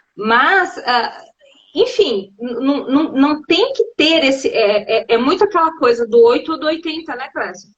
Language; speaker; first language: Portuguese; native; Portuguese